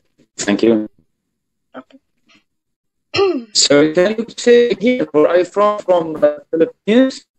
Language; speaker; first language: English; non-native, learner; Arabic